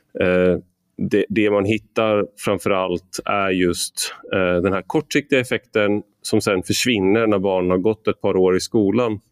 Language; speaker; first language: Swedish; native; Swedish